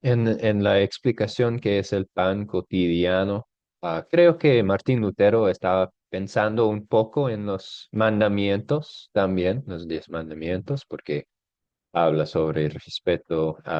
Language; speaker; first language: Spanish; non-native, fluent; English